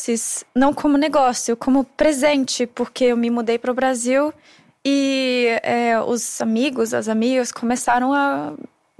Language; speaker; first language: Portuguese; non-native, fluent; German